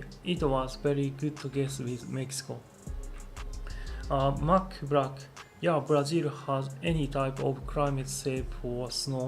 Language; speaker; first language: English; non-native, learner; Japanese